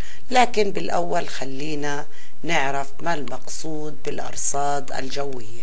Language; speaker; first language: Arabic; native; Arabic